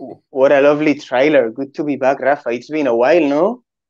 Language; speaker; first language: English; non-native, fluent; Spanish